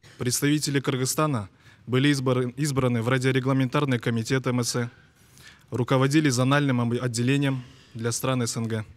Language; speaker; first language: Russian; non-native, local second language; Kyrgyz